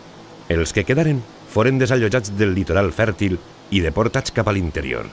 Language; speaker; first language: Catalan; native; Catalan